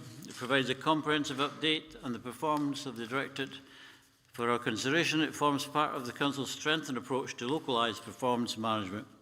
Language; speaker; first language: English; native; English